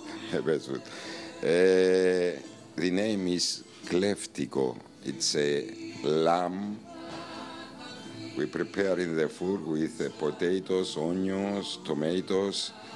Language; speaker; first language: English; non-native, learner; Greek